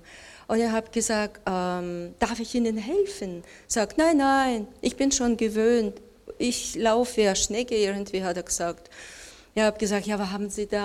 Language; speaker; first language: German; non-native, learner; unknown